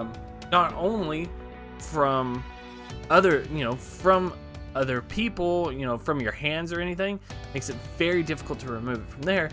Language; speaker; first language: English; native; English